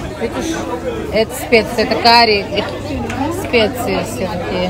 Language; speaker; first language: Russian; non-native, local second language; Uzbek